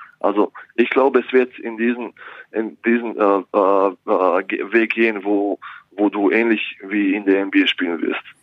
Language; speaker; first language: German; non-native, fluent; Bosnian